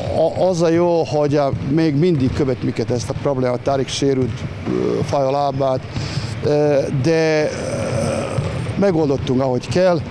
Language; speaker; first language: Hungarian; non-native, learner; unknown